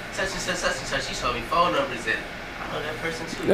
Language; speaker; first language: English; native; English